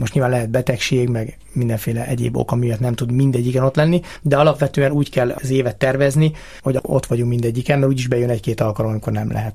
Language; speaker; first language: Hungarian; native; Hungarian